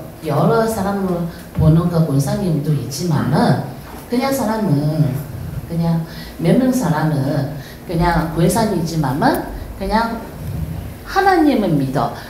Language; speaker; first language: Korean; non-native, learner; Chinese